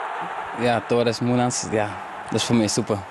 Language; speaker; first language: German; non-native, learner; Dutch